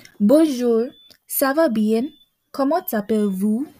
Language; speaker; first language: French; non-native, learner; English